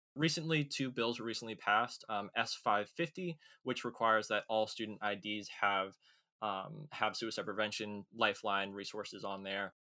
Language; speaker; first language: English; native; English